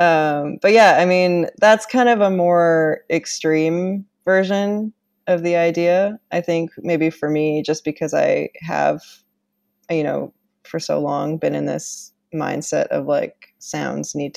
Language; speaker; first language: English; native; English